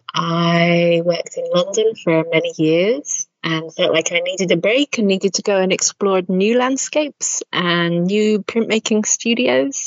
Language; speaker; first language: English; native; English